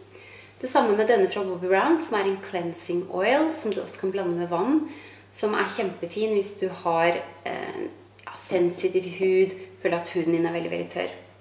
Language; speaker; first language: Norwegian; native; Norwegian